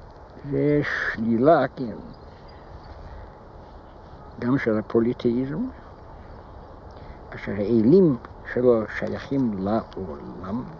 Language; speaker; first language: Hebrew; non-native, fluent; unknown